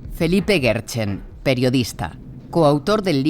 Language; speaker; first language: Spanish; native; Spanish